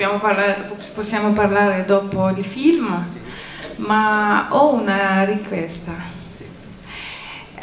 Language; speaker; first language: Italian; non-native, fluent; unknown